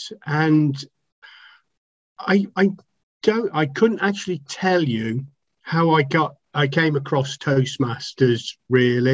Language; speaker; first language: English; native; English